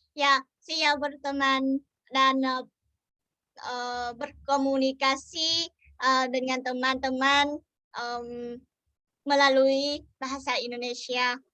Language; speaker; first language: Indonesian; non-native, learner; Vietnamese